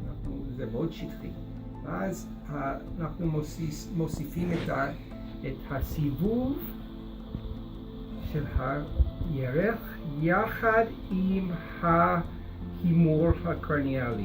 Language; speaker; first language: Hebrew; non-native, fluent; English